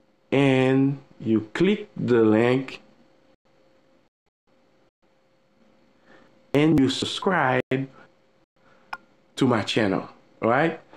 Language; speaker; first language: English; non-native, fluent; Haitian Creole